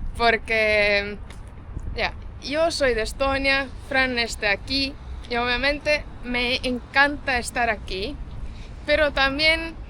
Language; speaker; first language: Spanish; non-native, fluent; Estonian